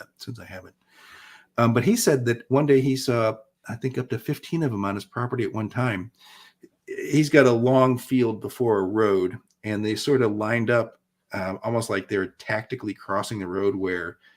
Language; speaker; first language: English; native; English